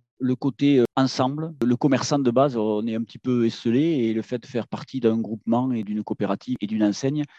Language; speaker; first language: French; native; French